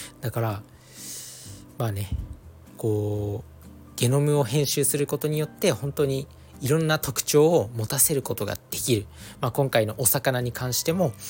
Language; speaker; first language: Japanese; native; Japanese